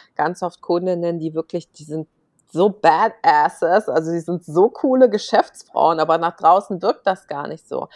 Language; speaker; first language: German; native; German